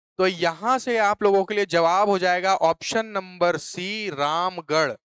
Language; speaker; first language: Hindi; native; Hindi